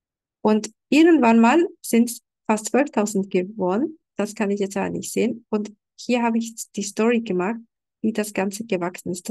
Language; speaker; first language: German; non-native, fluent; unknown